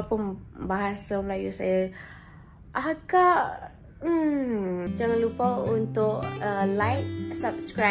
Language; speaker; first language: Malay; non-native, local second language; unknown